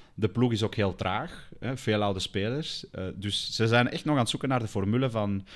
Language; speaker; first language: Dutch; early bilingual, other home language; Spanish